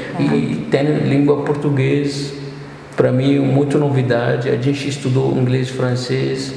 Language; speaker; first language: Portuguese; non-native, fluent; Arabic